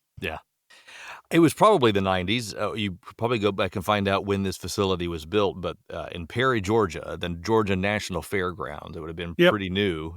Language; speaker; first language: English; native; English